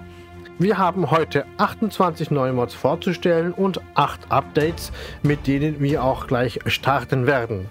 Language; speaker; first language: German; native; German